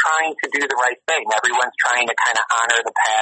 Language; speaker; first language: English; native; English